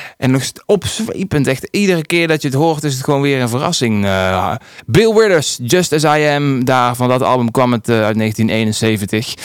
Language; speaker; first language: Dutch; native; Dutch